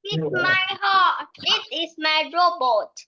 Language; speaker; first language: English; non-native, learner; Vietnamese